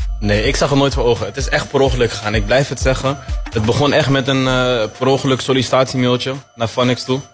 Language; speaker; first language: Dutch; early bilingual, other home language; Arabic